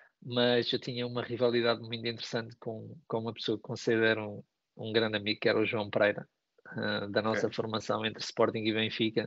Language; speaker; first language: Portuguese; native; Portuguese